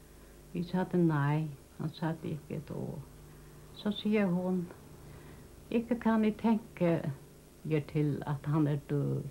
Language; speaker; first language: Danish; non-native, local second language; Faroese